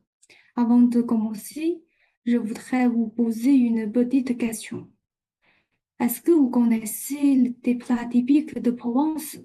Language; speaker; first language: French; non-native, fluent; Chinese